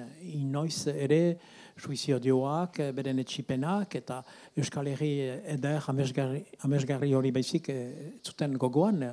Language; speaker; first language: Basque; native; Basque